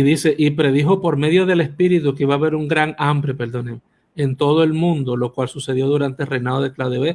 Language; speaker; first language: Spanish; native; Spanish